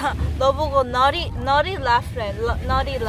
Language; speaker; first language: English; non-native, learner; Korean